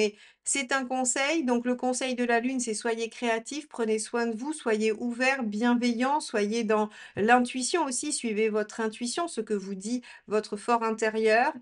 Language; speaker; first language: French; native; French